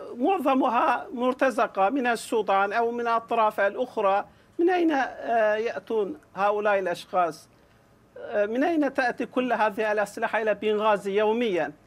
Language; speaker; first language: Arabic; non-native, fluent; Turkish